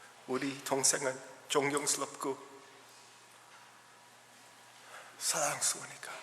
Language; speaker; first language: Korean; early bilingual, heritage; Korean